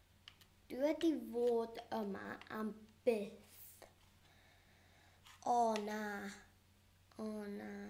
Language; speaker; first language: Welsh; non-native, local second language; English